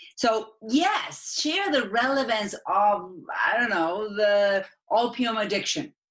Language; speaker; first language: English; non-native, fluent; Spanish